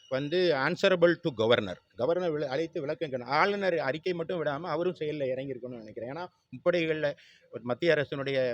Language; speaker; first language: Tamil; native; Tamil